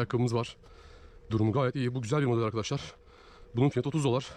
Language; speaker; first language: Turkish; native; Turkish